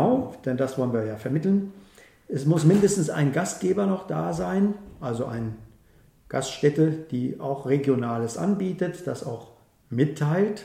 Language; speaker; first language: German; native; German